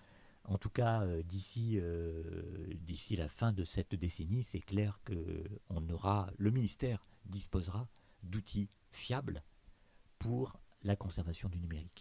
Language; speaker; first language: French; native; French